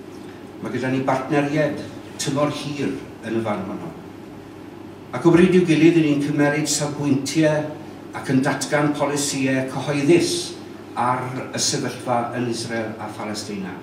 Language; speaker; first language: Welsh; native; Welsh